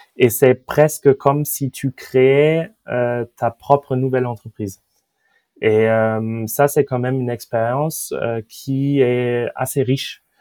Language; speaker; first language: French; non-native, fluent; German